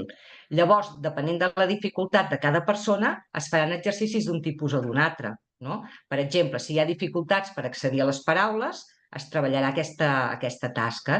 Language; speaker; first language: Catalan; native; Catalan